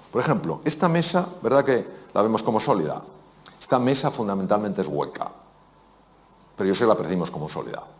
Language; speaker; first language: Spanish; native; Spanish